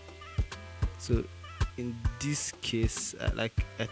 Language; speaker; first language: English; non-native, local second language; Yoruba